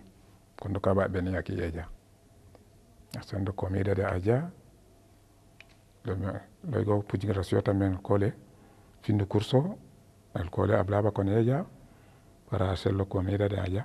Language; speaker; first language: Spanish; non-native, learner; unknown